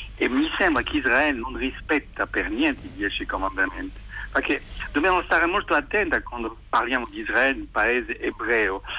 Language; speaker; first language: Italian; non-native, fluent; French